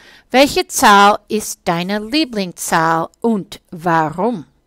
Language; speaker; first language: German; non-native, fluent; English